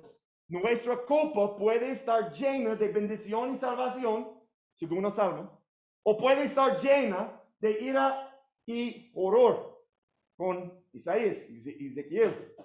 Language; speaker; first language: Spanish; non-native, fluent; English